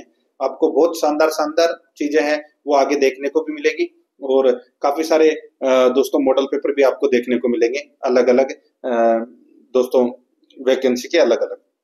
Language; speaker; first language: Hindi; native; Hindi